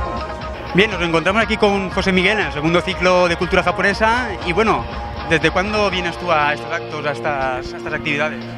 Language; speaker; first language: Spanish; native; Spanish